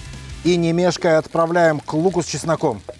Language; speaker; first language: Russian; native; Russian